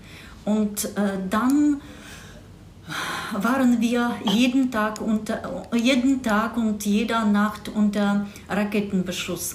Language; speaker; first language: German; non-native, fluent; Russian